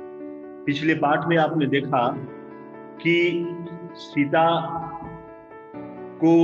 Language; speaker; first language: Hindi; native; Hindi